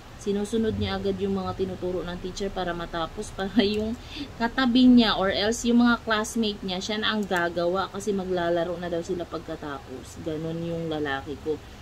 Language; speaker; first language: Filipino; non-native, local second language; Cebuano